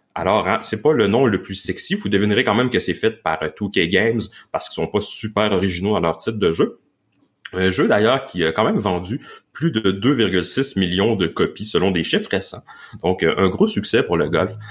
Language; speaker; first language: French; native; French